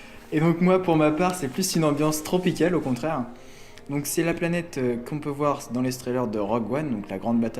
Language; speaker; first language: French; native; French